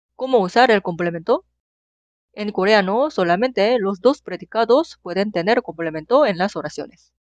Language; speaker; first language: Spanish; non-native, fluent; Korean